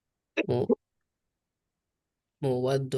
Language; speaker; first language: Arabic; non-native, learner; Indonesian